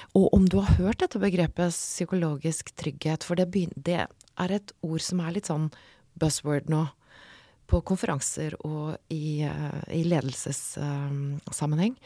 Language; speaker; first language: Norwegian; native; Norwegian